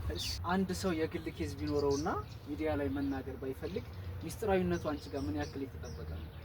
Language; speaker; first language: Amharic; native; Amharic